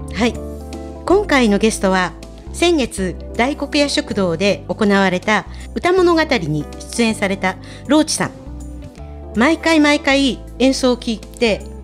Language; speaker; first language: Japanese; native; Japanese